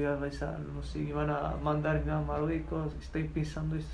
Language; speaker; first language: Spanish; non-native, learner; Berber languages